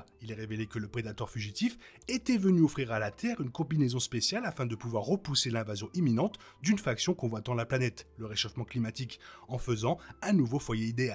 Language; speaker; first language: French; native; French